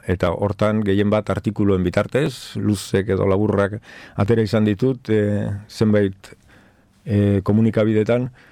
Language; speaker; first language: Basque; non-native, local second language; Spanish